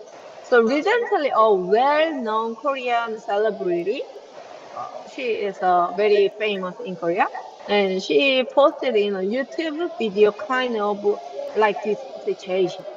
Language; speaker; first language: English; non-native, learner; Korean